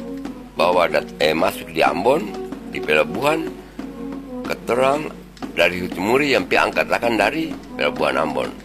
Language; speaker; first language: Indonesian; non-native, local second language; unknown